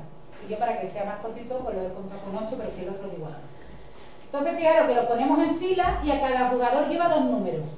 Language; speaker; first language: Spanish; native; Spanish